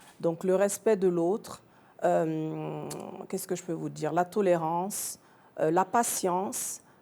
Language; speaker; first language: French; early bilingual, other home language; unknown